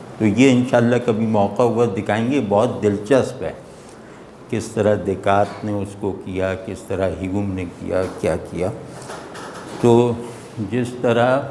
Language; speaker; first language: Urdu; native; Urdu